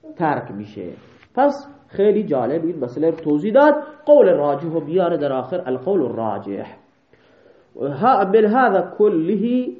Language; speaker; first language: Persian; non-native, local second language; Baluchi